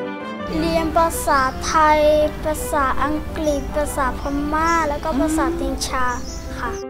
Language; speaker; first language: Thai; early bilingual, other home language; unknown